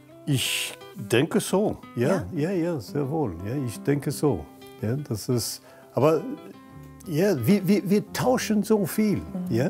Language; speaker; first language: German; non-native, fluent; French